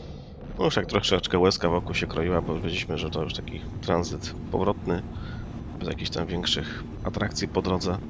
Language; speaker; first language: Polish; native; Polish